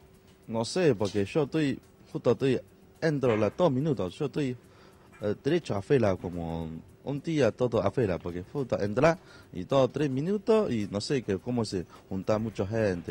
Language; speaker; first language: Spanish; non-native, learner; Chinese